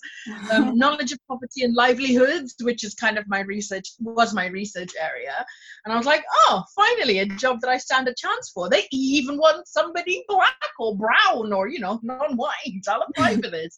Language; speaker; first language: English; non-native, local second language; Swahili